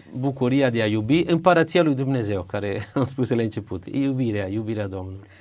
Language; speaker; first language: Romanian; non-native, fluent; Italian